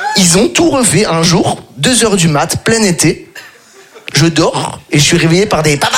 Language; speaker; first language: French; native; French